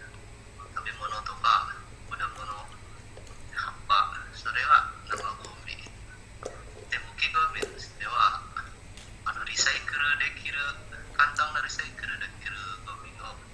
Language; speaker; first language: Japanese; non-native, learner; Indonesian